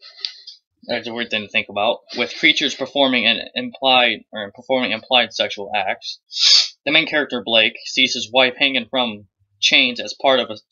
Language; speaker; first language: English; native; English